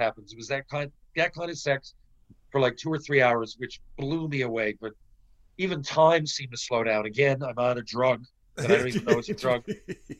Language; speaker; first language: English; native; English